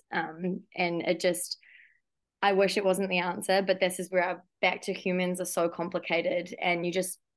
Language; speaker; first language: English; native; English